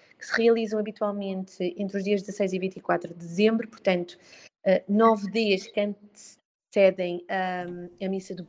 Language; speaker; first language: Portuguese; native; Portuguese